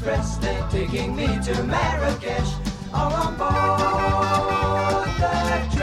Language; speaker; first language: English; native; English